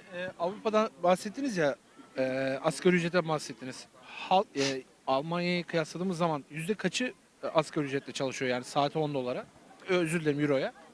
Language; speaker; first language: Turkish; native; Turkish